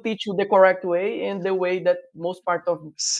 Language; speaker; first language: English; non-native, learner; Portuguese